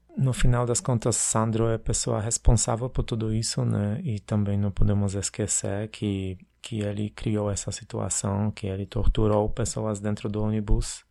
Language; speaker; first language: Portuguese; non-native, fluent; Polish